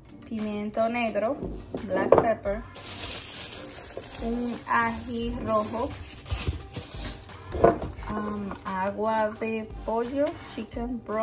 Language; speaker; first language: Spanish; early bilingual, heritage; Spanish